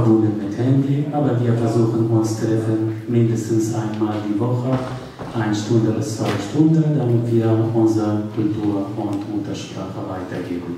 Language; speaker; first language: German; non-native, learner; Kurdish